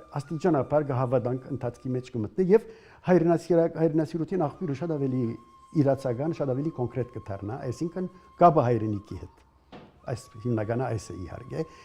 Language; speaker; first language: Armenian; early bilingual, heritage; Armenian